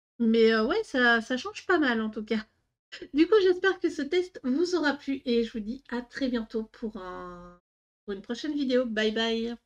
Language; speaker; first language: French; native; French